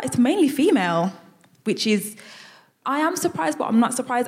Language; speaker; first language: English; native; English